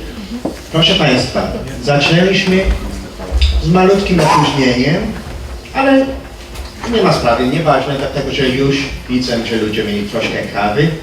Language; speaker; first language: Polish; early bilingual, heritage; Polish